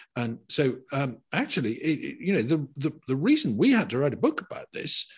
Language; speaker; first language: English; native; English